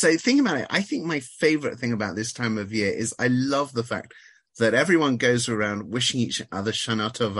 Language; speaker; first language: English; native; English